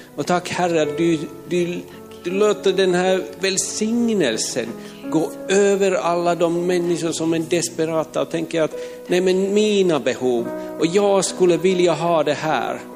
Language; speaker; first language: Swedish; non-native, fluent; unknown